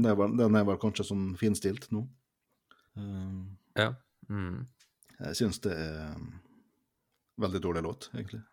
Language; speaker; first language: Norwegian; native; Norwegian